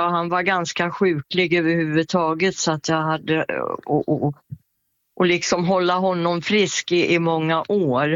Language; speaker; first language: Swedish; native; Swedish